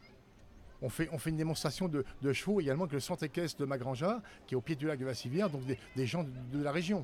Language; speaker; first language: French; native; French